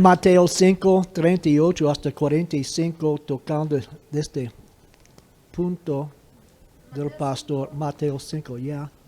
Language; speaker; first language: Spanish; non-native, fluent; English